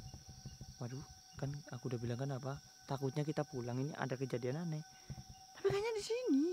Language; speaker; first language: Indonesian; native; Indonesian